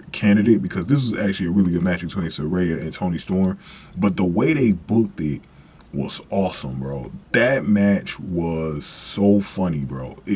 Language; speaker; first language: English; native; English